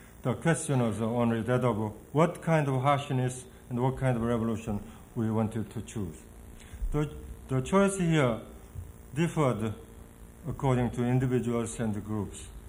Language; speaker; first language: English; non-native, fluent; Korean